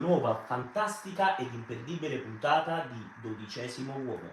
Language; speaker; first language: Italian; native; Italian